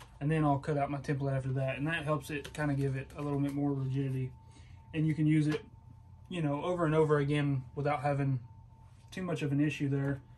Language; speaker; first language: English; native; English